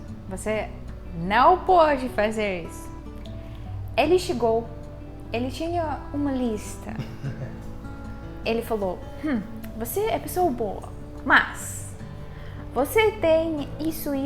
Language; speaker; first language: Portuguese; non-native, fluent; Russian